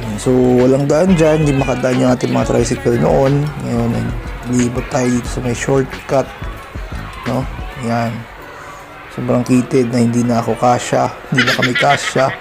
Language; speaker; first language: Filipino; non-native, local second language; Pangasinan